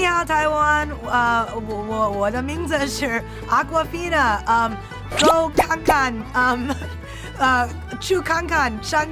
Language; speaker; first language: Chinese; early bilingual, heritage; Chinese